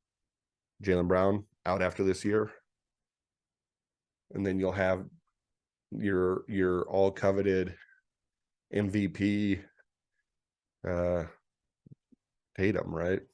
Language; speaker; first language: English; native; English